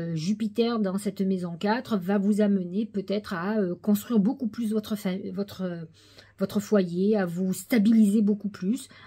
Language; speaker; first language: French; native; French